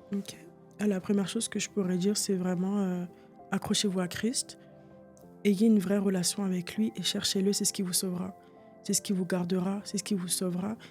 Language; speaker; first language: French; early bilingual, other home language; Portuguese